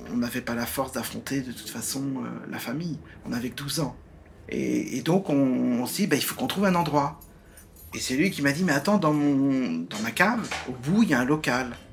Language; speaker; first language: French; native; French